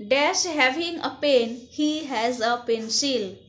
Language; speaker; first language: English; non-native, local second language; Bangla